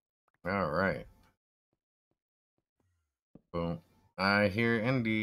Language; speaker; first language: English; native; English